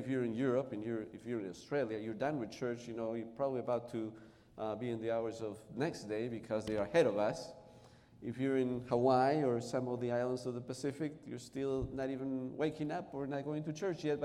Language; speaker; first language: English; non-native, fluent; Spanish